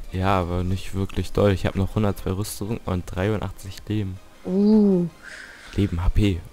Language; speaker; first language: German; native; German